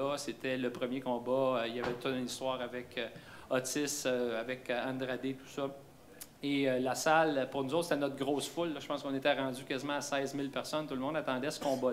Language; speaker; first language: French; native; French